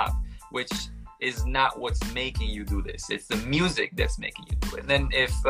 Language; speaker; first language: English; non-native, fluent; Italian